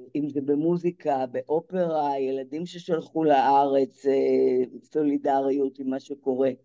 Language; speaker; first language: Hebrew; native; Hebrew